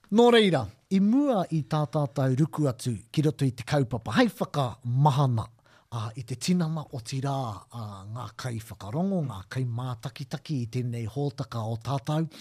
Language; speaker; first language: Māori; non-native, local second language; English